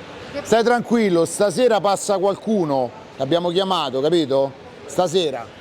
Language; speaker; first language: Italian; native; Italian